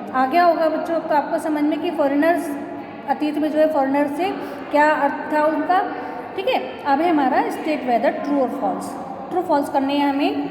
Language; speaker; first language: Hindi; native; Hindi